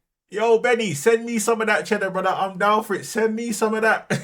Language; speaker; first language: English; native; English